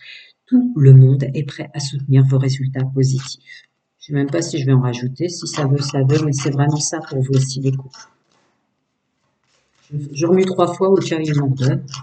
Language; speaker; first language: French; native; French